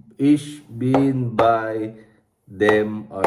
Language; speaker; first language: German; non-native, learner; Filipino